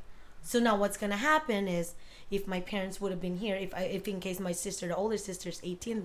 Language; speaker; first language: English; non-native, local second language; Iloko